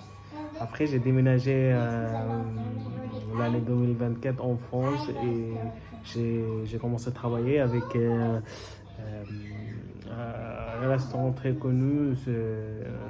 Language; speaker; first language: French; non-native, learner; Bangla